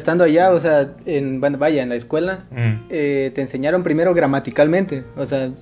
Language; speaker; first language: Spanish; native; Spanish